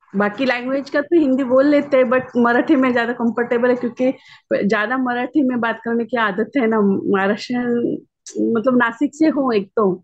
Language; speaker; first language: Hindi; non-native, local second language; Marathi